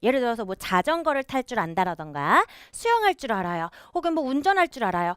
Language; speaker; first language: Korean; native; Korean